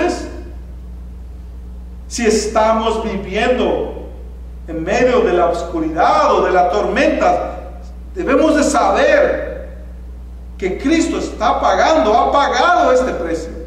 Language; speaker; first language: Spanish; native; Spanish